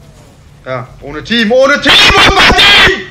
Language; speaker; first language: German; native; German